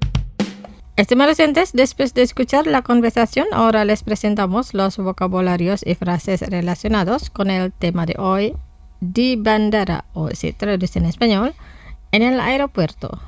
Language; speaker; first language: Spanish; non-native, fluent; Indonesian